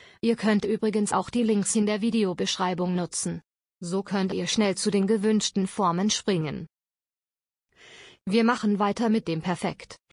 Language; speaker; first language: German; native; German